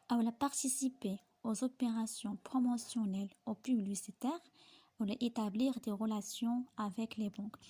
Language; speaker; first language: French; non-native, local second language; Arabic